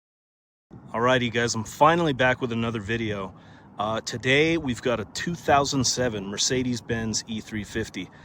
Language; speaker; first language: English; native; English